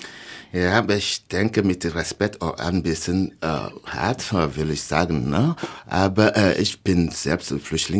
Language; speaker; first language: German; non-native, learner; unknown